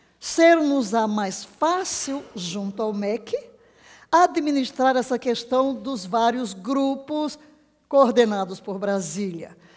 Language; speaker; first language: Portuguese; native; Portuguese